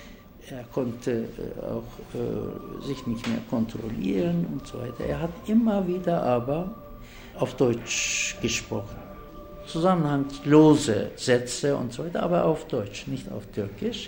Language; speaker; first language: German; non-native, fluent; Turkish